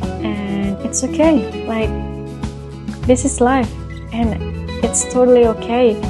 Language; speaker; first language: English; non-native, fluent; Indonesian